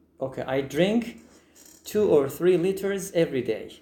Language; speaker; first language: English; non-native, fluent; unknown